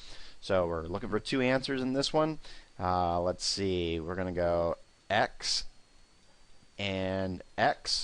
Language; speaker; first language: English; native; English